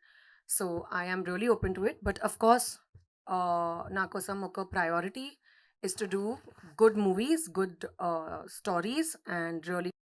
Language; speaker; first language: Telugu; non-native, learner; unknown